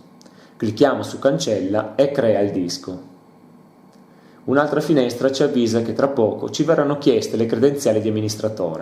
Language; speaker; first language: Italian; native; Italian